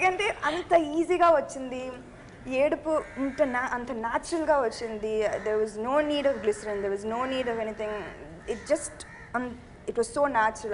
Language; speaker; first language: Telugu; non-native, fluent; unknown